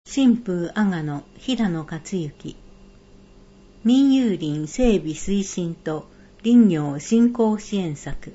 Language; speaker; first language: Japanese; native; Japanese